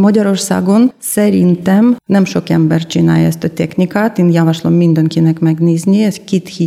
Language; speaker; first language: Hungarian; non-native, fluent; Russian